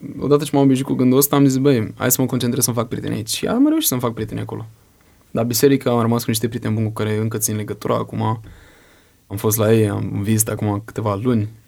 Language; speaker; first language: Romanian; early bilingual, heritage; Romanian